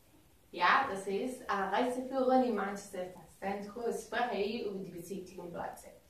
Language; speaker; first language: German; non-native, learner; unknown